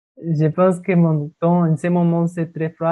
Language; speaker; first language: French; non-native, learner; Spanish